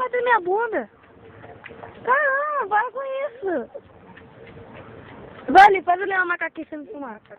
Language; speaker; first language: Portuguese; native; Portuguese